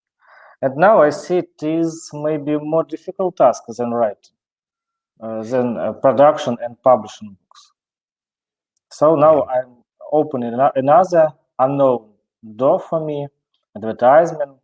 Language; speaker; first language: English; non-native, learner; Russian